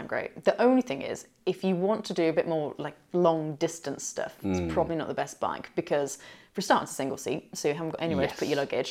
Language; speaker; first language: English; native; English